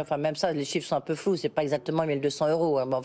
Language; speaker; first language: French; native; French